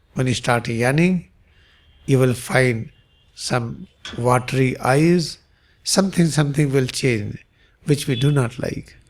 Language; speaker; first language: English; non-native, local second language; Hindi